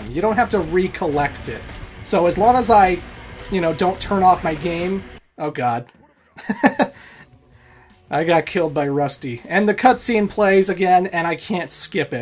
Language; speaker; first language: English; native; English